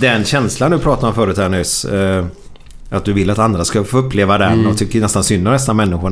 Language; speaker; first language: Swedish; native; Swedish